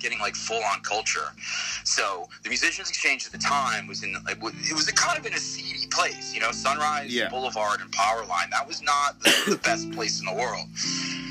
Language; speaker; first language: English; native; English